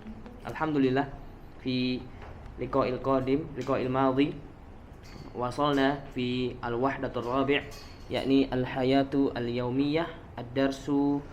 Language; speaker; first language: Arabic; non-native, fluent; Indonesian